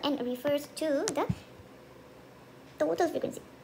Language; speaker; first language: English; non-native, local second language; Malay